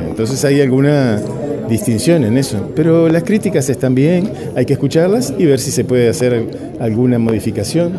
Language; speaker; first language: Spanish; native; Spanish